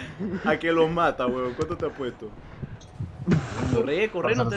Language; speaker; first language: Spanish; native; Spanish